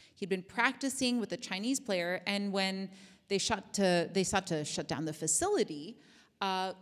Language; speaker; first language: English; native; English